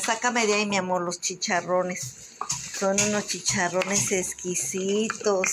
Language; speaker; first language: Spanish; native; Spanish